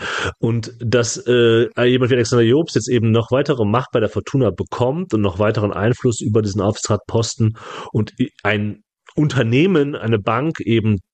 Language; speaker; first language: German; native; German